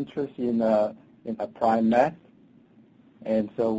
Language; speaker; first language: English; non-native, local second language; Cantonese